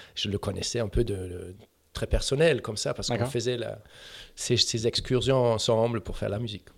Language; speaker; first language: French; non-native, fluent; German